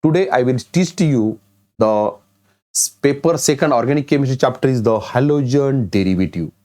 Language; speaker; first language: English; non-native, local second language; Marathi